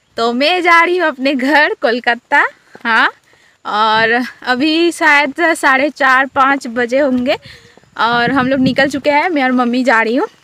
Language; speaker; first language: Hindi; non-native, local second language; Bangla